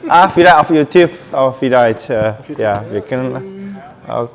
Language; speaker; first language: German; non-native, learner; Chinese